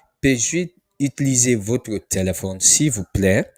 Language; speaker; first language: French; non-native, learner; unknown